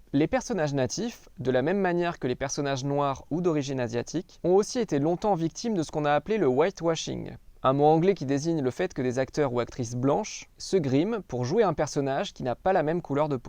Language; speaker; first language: French; native; French